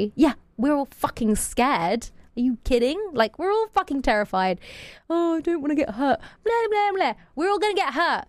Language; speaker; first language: English; native; English